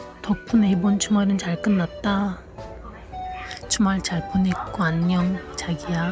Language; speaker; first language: Korean; non-native, fluent; Turkish